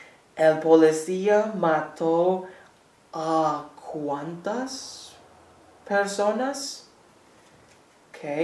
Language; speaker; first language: Spanish; non-native, fluent; English